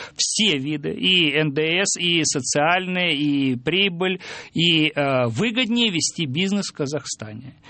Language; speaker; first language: Russian; native; Russian